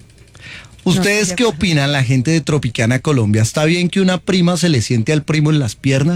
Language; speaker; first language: Spanish; native; Spanish